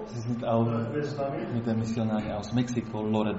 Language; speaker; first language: German; non-native, learner; Czech